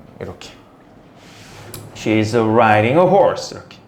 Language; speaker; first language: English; non-native, fluent; Korean